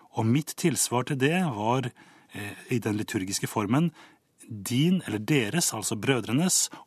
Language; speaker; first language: Norwegian; native; Norwegian